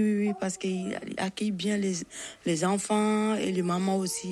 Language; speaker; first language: French; non-native, learner; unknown